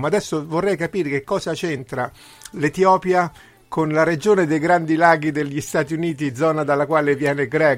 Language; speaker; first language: Italian; native; Italian